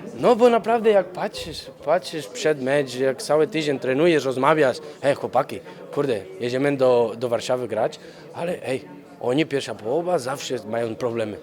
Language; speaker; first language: Polish; non-native, fluent; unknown